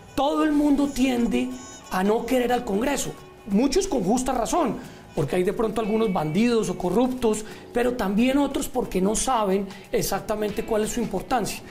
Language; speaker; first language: Spanish; native; Spanish